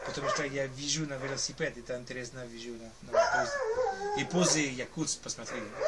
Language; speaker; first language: Russian; non-native, learner; English